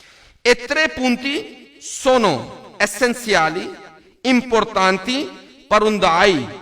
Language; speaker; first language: Italian; non-native, learner; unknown